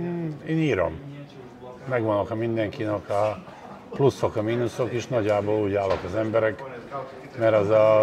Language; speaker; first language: Hungarian; non-native, fluent; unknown